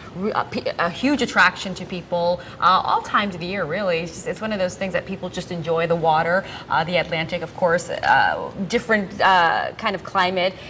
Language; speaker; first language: English; native; English